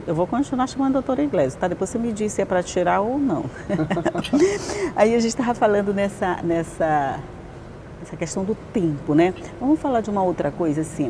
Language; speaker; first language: Portuguese; native; Portuguese